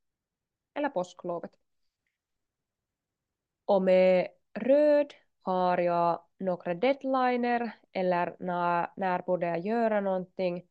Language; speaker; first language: Swedish; non-native, local second language; Finnish